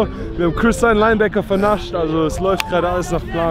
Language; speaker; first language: German; native; German